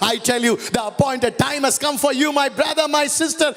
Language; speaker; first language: English; non-native, local second language; Tamil